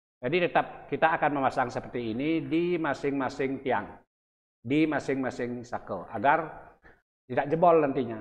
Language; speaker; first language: Indonesian; non-native, local second language; Balinese